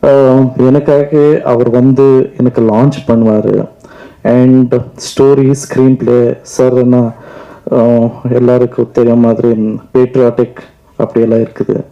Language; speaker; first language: Tamil; non-native, learner; Kannada